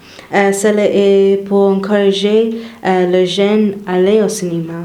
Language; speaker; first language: French; non-native, learner; English